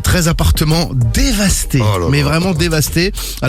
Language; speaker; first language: French; native; French